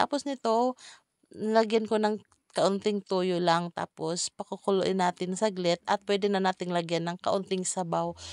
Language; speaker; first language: Filipino; non-native, local second language; Cebuano